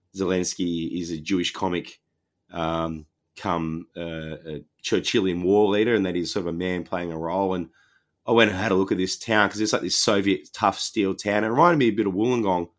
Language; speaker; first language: English; native; English